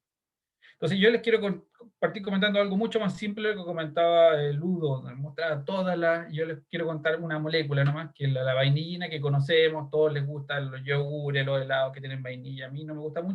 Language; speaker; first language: Spanish; native; Spanish